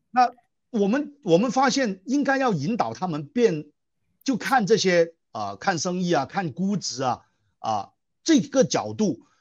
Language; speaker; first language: Chinese; non-native, local second language; Cantonese